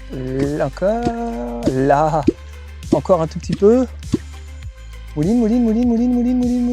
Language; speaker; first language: French; native; French